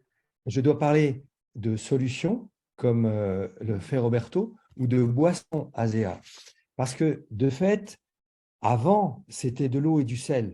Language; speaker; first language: French; native; French